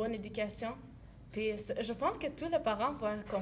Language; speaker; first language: French; non-native, learner; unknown